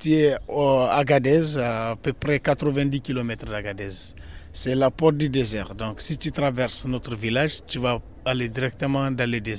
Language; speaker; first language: French; non-native, local second language; Tamasheq